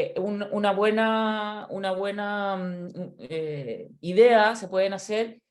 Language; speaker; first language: Spanish; native; Spanish